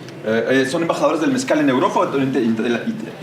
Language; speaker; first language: Spanish; non-native, fluent; French